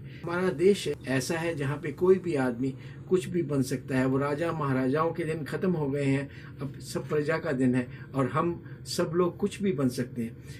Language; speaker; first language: Hindi; native; Hindi